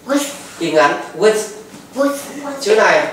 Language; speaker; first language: Vietnamese; native; Vietnamese